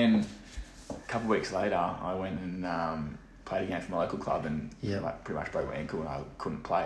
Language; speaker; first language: English; native; English